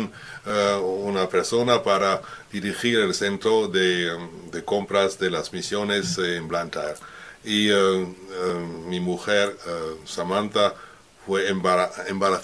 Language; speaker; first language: Spanish; non-native, learner; French